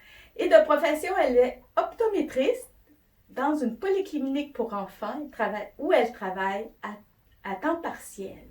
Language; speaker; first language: French; native; French